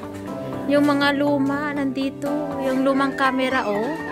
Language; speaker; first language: Filipino; native; Filipino